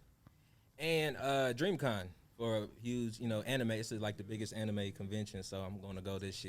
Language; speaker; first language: English; native; English